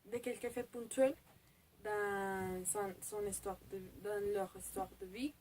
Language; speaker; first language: French; non-native, fluent; Spanish